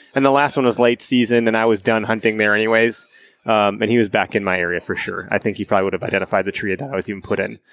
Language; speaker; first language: English; native; English